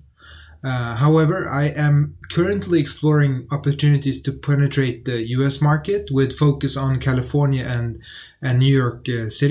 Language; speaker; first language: English; non-native, fluent; Swedish